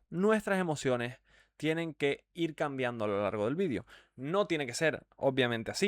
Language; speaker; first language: Spanish; native; Spanish